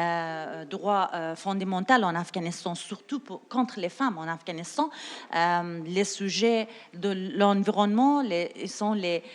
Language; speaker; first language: French; non-native, learner; Persian